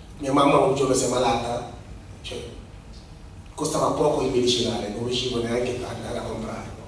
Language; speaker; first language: Italian; non-native, fluent; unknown